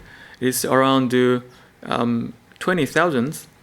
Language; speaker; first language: English; non-native, learner; Korean